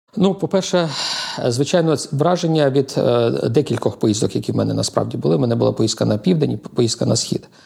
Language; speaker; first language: Ukrainian; native; Ukrainian